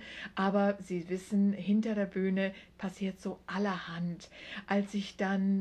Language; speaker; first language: German; native; German